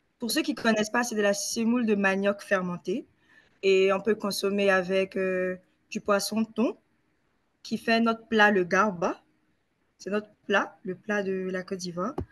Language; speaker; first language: French; native; French